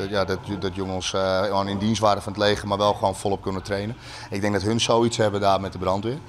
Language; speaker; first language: Dutch; native; Dutch